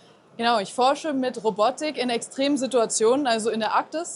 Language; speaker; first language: German; native; German